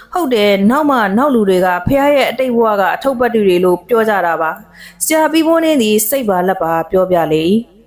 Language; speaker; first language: Burmese; native; Burmese